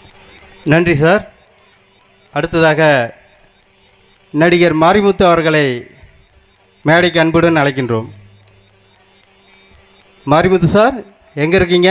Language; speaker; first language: Tamil; native; Tamil